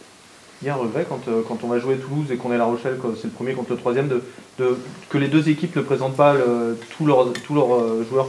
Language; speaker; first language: French; native; French